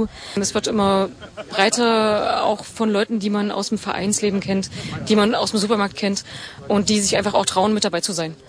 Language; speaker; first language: German; native; German